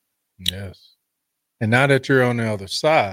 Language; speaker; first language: English; native; English